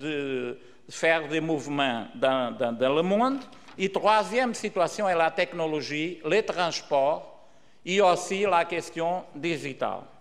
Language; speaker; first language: French; non-native, learner; Portuguese